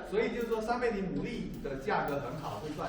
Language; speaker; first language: Chinese; native; Chinese